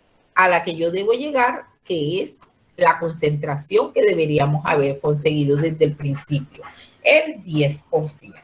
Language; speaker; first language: Spanish; native; Spanish